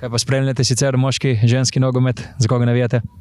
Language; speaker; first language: Slovenian; native; Slovenian